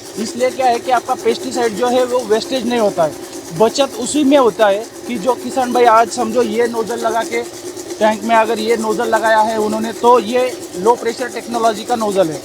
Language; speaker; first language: Hindi; non-native, local second language; Marathi